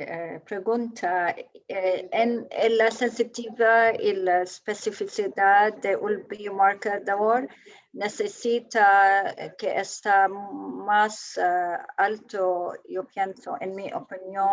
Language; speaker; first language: Spanish; non-native, learner; English